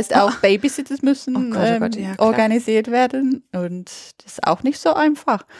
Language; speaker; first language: German; non-native, fluent; English